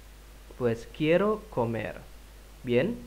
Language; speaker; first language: Spanish; non-native, fluent; Indonesian